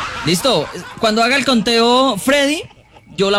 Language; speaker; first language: Spanish; native; Spanish